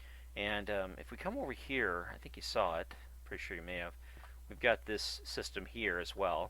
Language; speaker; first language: English; native; English